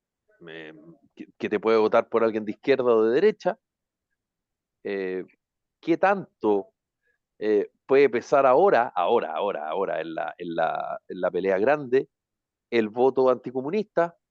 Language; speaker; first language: Spanish; native; Spanish